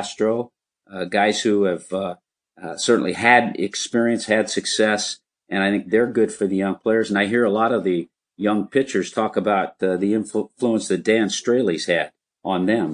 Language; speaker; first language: English; native; English